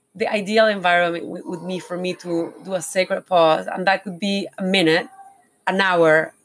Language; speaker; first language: English; non-native, fluent; Spanish